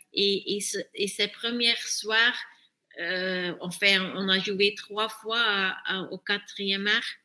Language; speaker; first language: French; non-native, fluent; Dutch